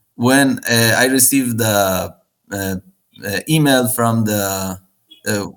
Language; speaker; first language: English; non-native, fluent; Persian